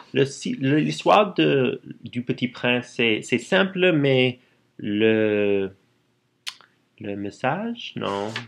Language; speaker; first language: French; non-native, learner; English